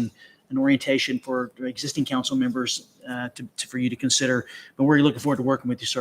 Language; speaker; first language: English; native; English